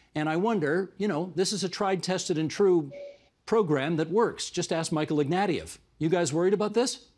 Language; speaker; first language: English; native; English